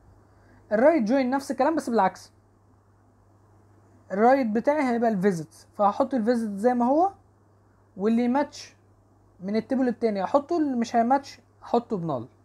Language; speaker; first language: Arabic; native; Arabic